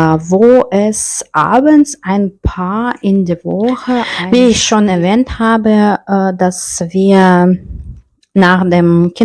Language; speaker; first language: German; non-native, fluent; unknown